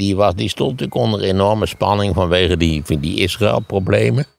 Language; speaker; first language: Dutch; native; Dutch